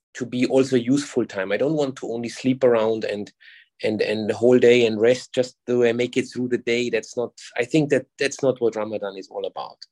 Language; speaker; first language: English; non-native, fluent; German